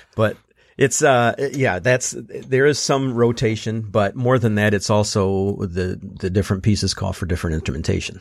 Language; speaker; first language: English; native; English